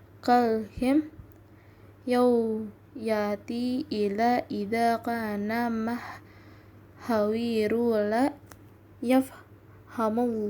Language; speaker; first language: Arabic; non-native, learner; Indonesian